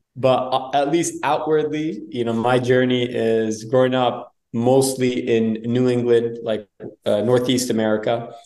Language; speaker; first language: English; native; English